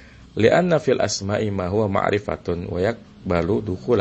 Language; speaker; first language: Arabic; non-native, fluent; Indonesian